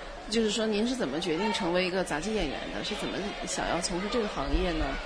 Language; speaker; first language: Chinese; native; Chinese